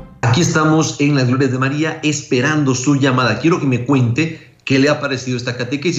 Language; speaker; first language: Spanish; native; Spanish